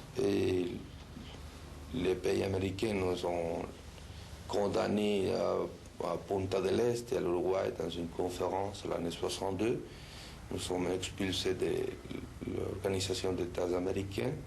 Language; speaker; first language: French; non-native, fluent; Spanish